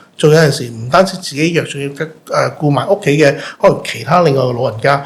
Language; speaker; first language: Cantonese; native; Cantonese